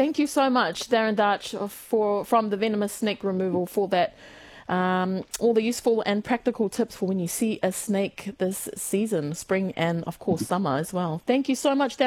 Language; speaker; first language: English; native; English